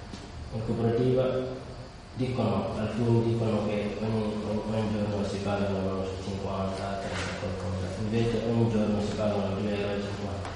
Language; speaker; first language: Italian; non-native, learner; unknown